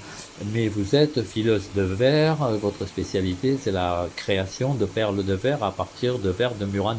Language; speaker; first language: French; native; French